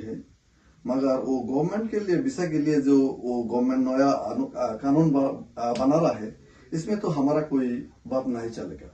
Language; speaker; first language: Hindi; non-native, local second language; Bangla